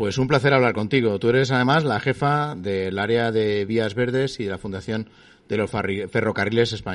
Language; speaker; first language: Spanish; native; Spanish